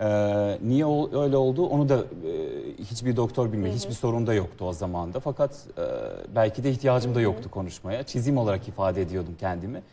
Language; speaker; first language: Turkish; non-native, fluent; Serbian